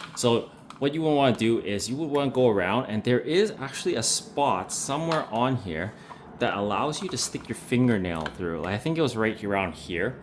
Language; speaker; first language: English; native; English